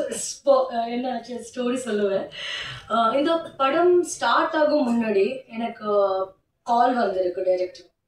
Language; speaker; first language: Tamil; non-native, learner; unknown